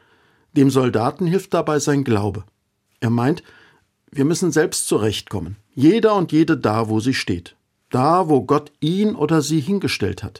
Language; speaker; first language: German; native; German